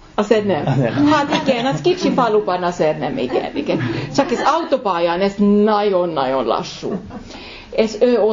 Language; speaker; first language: Hungarian; non-native, learner; Finnish